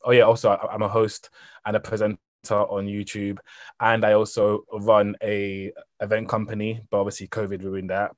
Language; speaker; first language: English; native; English